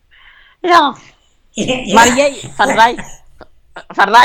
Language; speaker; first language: Dutch; non-native, learner; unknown